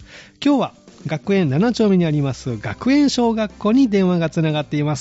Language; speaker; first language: Japanese; native; Japanese